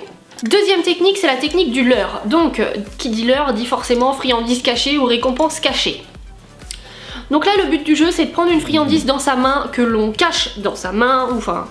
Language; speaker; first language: French; native; French